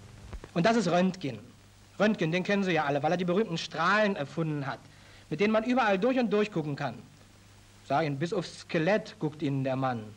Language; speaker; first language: German; native; German